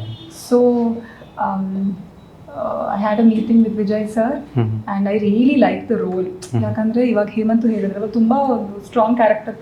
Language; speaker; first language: Kannada; non-native, local second language; Malayalam